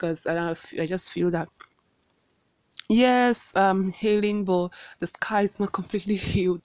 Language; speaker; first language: English; non-native, local second language; Igbo